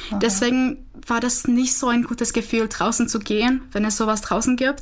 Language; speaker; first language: German; non-native, fluent; Czech